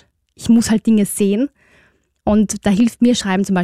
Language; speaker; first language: German; native; German